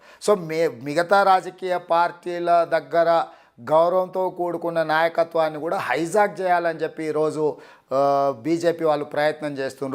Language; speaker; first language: Telugu; native; Telugu